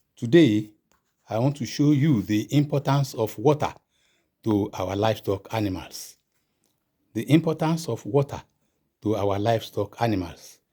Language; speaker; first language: English; non-native, local second language; Yoruba